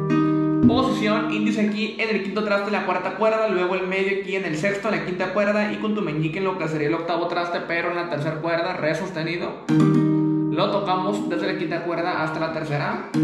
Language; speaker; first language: Spanish; native; Spanish